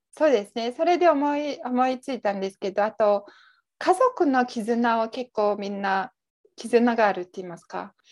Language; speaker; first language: Japanese; non-native, fluent; Mongolian